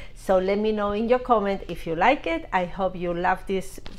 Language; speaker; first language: English; non-native, fluent; Spanish